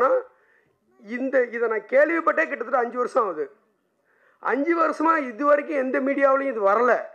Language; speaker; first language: Tamil; native; Tamil